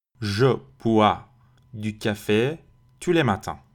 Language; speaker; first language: French; non-native, fluent; Persian